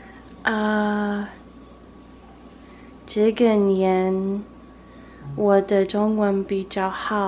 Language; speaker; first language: Chinese; non-native, learner; English